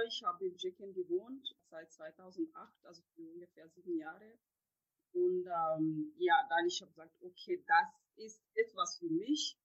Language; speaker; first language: German; non-native, fluent; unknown